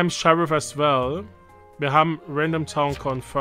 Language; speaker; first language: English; non-native, fluent; German